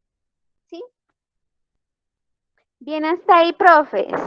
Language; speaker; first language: Spanish; native; Spanish